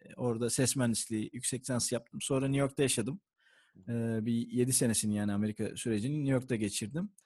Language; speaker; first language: Turkish; native; Turkish